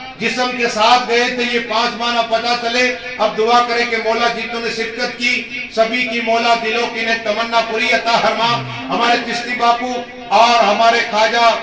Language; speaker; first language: Urdu; non-native, local second language; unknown